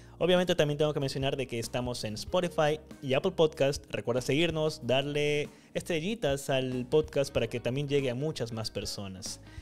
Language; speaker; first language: Spanish; native; Spanish